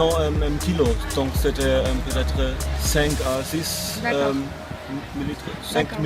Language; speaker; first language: French; non-native, fluent; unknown